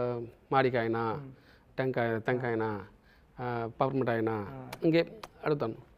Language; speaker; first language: Telugu; non-native, local second language; Tamil